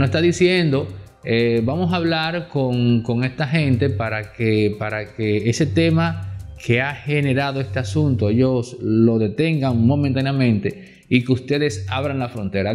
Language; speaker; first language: Spanish; native; Spanish